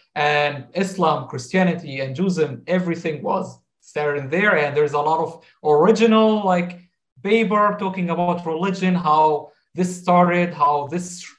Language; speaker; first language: English; non-native, fluent; Arabic